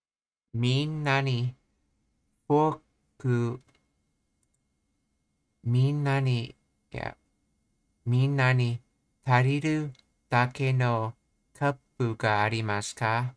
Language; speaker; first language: Japanese; non-native, learner; English